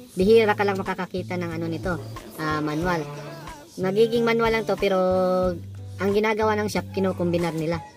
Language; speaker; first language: Filipino; non-native, local second language; Cebuano